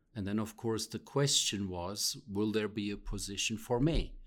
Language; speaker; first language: English; non-native, fluent; German